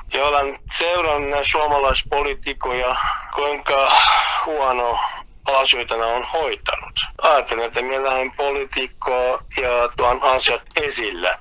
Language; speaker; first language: Finnish; non-native, fluent; Kurdish